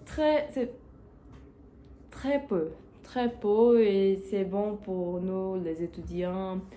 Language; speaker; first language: French; non-native, learner; Portuguese